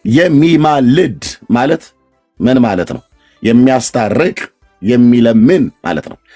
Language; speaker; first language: Amharic; native; Amharic